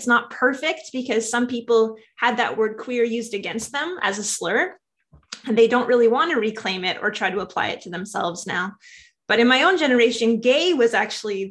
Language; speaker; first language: English; native; English